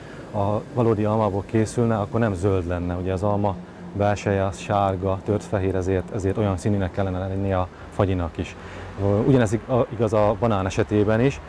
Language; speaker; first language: Hungarian; native; Hungarian